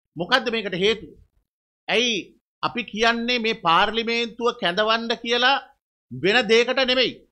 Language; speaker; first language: Sinhala; native; Sinhala